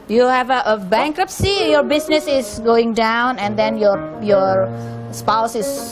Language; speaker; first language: English; non-native, fluent; Indonesian